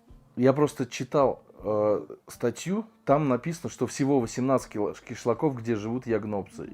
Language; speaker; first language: Russian; native; Russian